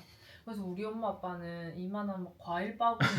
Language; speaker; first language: Korean; native; Korean